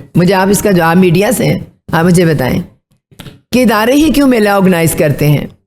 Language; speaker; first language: Urdu; non-native, local second language; Punjabi